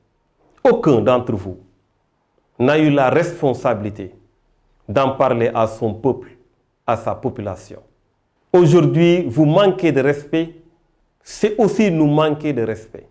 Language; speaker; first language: French; non-native, local second language; Wolof